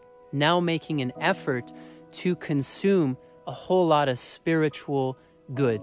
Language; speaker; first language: English; native; English